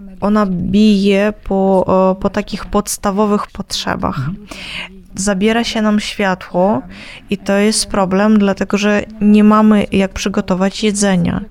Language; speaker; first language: Polish; non-native, fluent; Ukrainian